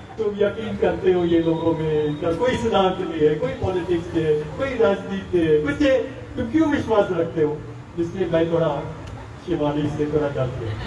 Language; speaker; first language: Hindi; non-native, local second language; Marathi